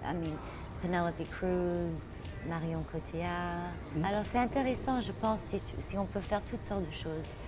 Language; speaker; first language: French; non-native, fluent; English